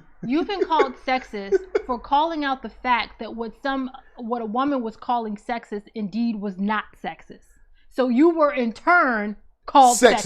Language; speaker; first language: English; native; English